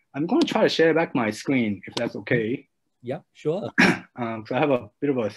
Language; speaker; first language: English; early bilingual, other home language; Japanese